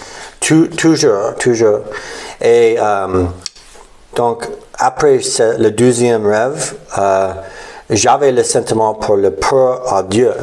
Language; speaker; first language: French; non-native, learner; English